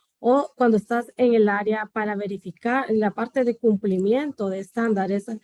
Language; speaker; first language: Spanish; native; Spanish